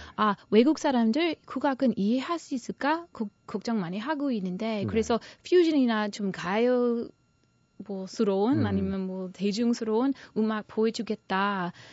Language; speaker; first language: Korean; non-native, fluent; English